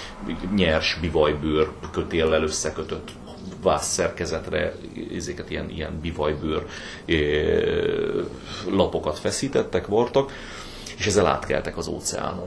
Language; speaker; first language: Hungarian; native; Hungarian